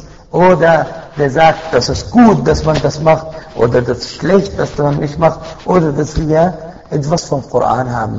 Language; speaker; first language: German; non-native, fluent; Arabic